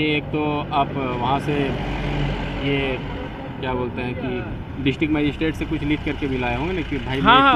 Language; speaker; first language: Hindi; native; Hindi